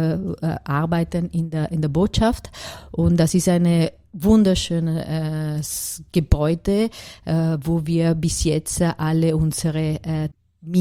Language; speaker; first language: German; non-native, fluent; Italian